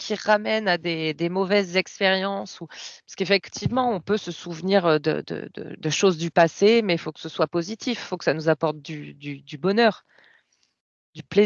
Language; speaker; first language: French; native; French